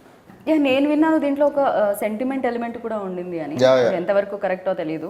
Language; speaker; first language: Telugu; native; Telugu